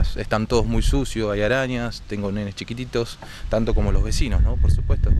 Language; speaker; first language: Spanish; native; Spanish